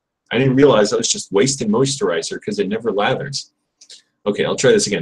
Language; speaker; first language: English; native; English